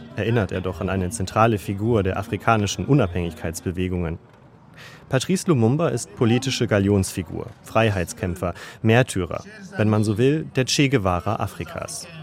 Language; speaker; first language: German; native; German